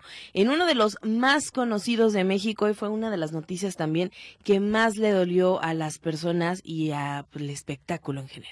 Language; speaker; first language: Spanish; native; Spanish